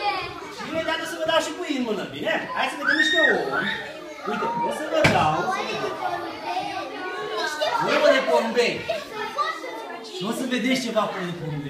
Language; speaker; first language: Romanian; native; Romanian